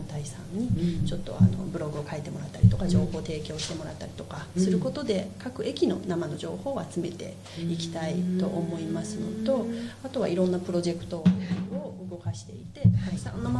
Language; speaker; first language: Japanese; native; Japanese